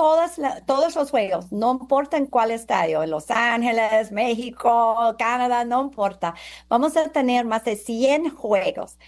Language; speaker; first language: Spanish; non-native, fluent; English